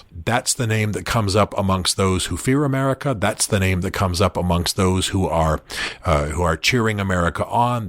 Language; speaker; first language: English; native; English